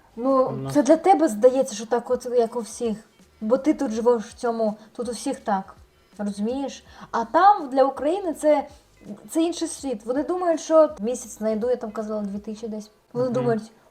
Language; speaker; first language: Ukrainian; native; Ukrainian